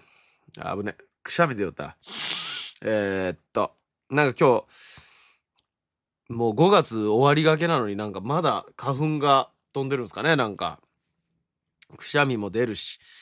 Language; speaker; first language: Japanese; native; Japanese